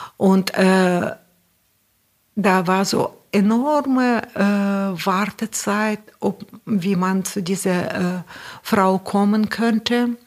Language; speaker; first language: German; non-native, fluent; Russian